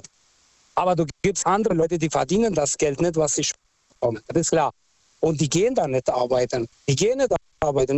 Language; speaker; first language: German; non-native, fluent; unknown